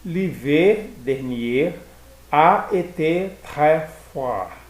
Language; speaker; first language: French; non-native, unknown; Portuguese